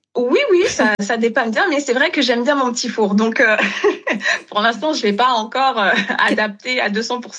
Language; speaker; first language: French; non-native, local second language; Wolof